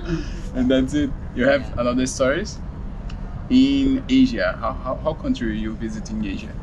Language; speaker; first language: English; non-native, learner; Portuguese